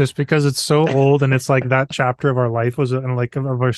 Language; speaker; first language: English; native; English